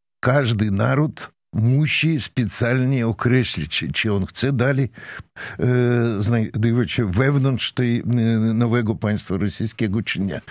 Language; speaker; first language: Polish; non-native, fluent; Russian